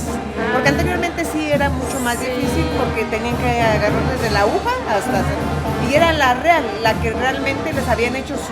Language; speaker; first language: Spanish; native; Spanish